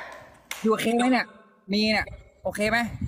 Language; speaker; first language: English; non-native, learner; Thai